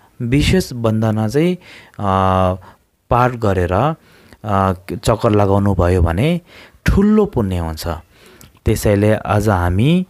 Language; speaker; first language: Nepali; non-native, local second language; Tibetan